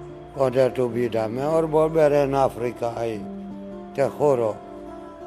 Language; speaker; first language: Spanish; non-native, learner; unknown